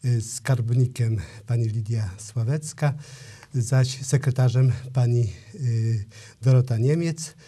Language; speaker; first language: Polish; native; Polish